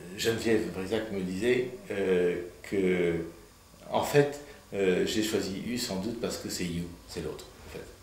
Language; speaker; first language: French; early bilingual, other home language; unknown